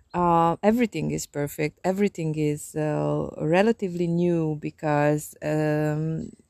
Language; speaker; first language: English; non-native, fluent; Romanian